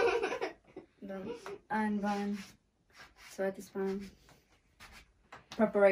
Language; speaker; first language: German; native; German